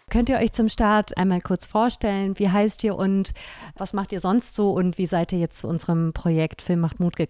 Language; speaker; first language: German; native; German